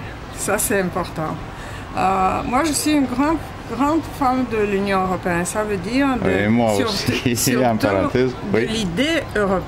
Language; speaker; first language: French; non-native, fluent; Bulgarian